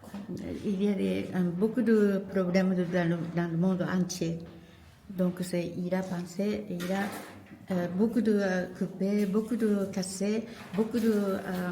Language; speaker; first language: French; non-native, learner; Japanese